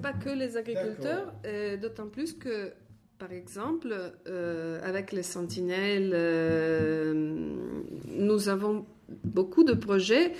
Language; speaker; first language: French; non-native, fluent; Italian